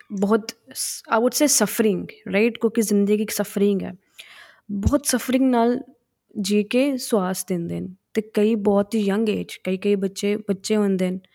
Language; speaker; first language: Punjabi; early bilingual, heritage; Punjabi